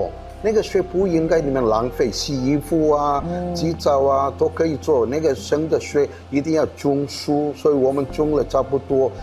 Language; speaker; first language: Chinese; non-native, fluent; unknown